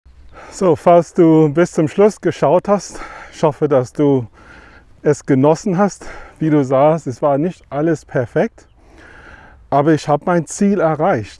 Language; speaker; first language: German; non-native, fluent; English